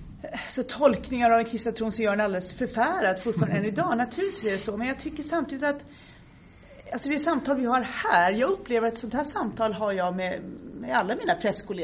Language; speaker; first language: Swedish; native; Swedish